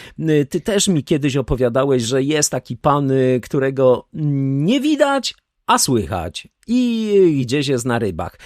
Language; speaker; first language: Polish; native; Polish